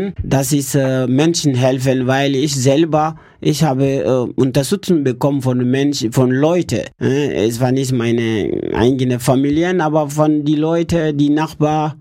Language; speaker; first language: German; non-native, learner; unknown